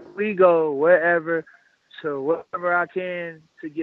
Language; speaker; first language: English; native; English